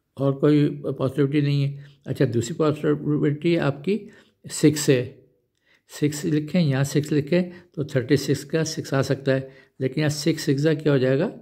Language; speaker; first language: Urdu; non-native, local second language; Punjabi